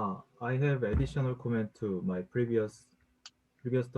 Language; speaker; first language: English; non-native, learner; Korean